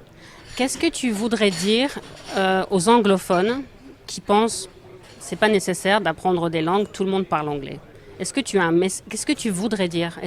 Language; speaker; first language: French; native; French